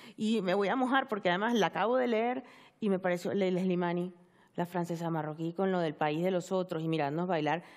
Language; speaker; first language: Spanish; native; Spanish